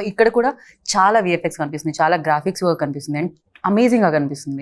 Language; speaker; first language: Telugu; native; Telugu